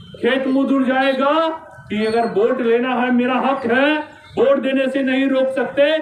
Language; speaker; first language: Hindi; native; Hindi